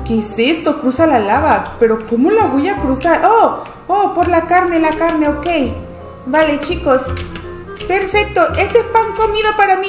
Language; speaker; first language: Spanish; native; Spanish